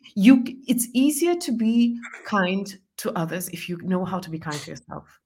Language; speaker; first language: English; non-native, fluent; Estonian